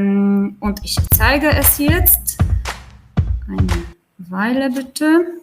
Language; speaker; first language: German; non-native, fluent; Polish